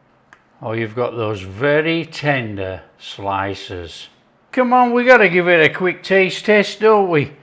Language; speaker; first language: English; native; English